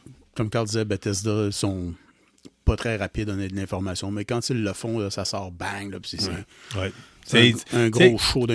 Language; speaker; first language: French; native; French